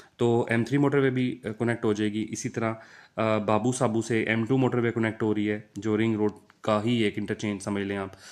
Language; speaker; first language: Urdu; non-native, local second language; Punjabi